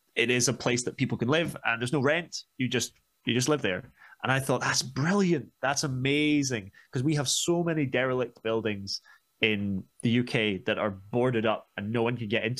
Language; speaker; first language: English; native; English